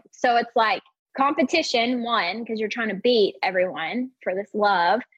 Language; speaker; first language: English; native; English